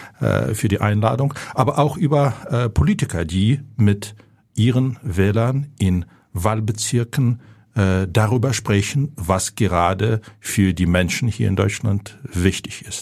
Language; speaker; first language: German; non-native, fluent; Ukrainian